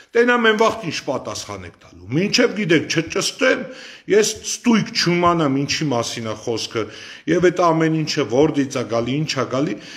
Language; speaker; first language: Armenian; native; Armenian